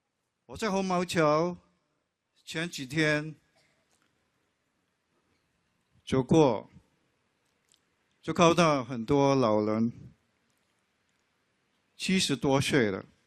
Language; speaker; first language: Chinese; non-native, local second language; English